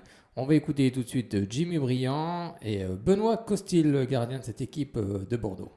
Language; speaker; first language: French; native; French